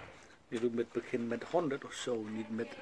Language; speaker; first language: Dutch; non-native, local second language; Khmer